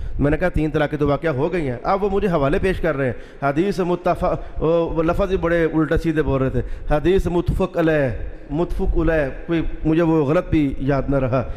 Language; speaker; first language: Urdu; non-native, local second language; Punjabi